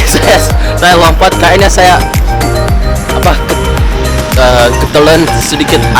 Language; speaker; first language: Indonesian; early bilingual, other home language; English